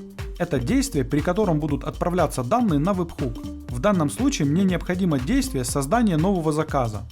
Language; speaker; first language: Russian; native; Russian